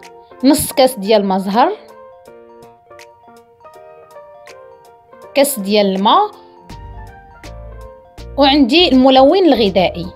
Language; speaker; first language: Arabic; native; Arabic